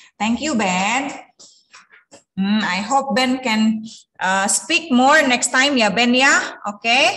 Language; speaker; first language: English; non-native, fluent; Indonesian